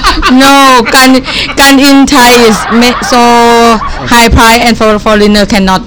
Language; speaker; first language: English; non-native, learner; Thai